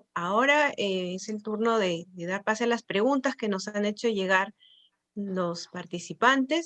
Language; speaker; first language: Spanish; native; Spanish